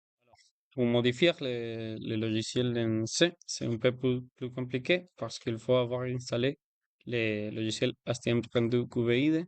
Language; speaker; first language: French; non-native, learner; Spanish